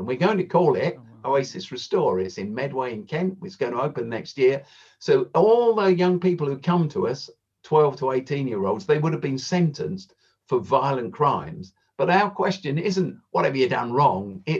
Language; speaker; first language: English; native; English